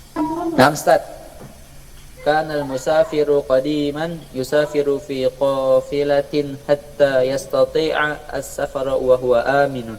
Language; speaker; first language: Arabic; non-native, learner; Indonesian